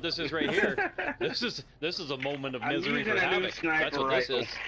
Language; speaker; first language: English; native; English